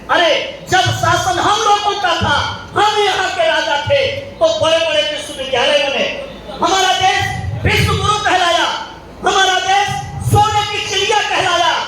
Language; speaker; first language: Hindi; native; Hindi